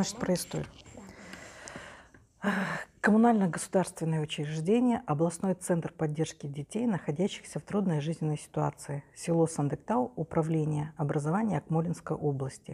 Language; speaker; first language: Russian; native; Russian